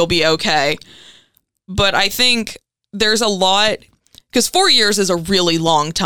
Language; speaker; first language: English; native; English